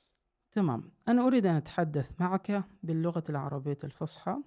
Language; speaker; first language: Arabic; non-native, fluent; Uzbek